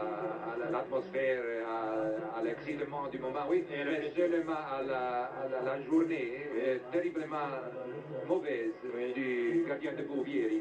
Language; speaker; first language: French; non-native, fluent; Italian